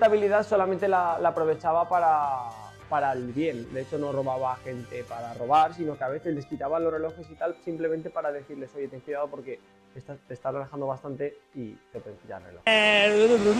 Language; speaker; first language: Spanish; native; Spanish